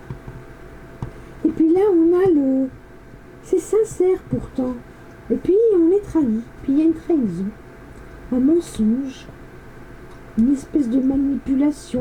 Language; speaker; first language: French; native; French